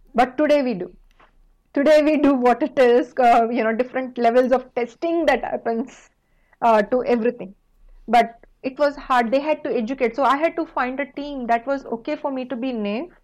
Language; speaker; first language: English; non-native, local second language; Kannada